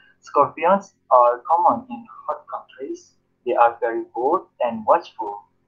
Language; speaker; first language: English; non-native, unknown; Indonesian